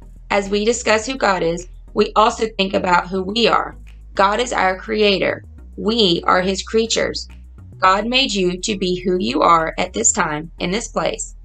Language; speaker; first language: English; native; English